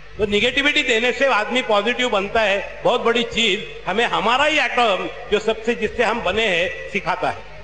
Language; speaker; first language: Hindi; non-native, local second language; Marathi